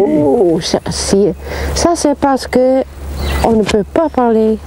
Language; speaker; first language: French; non-native, learner; Dutch